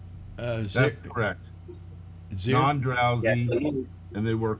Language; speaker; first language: English; native; English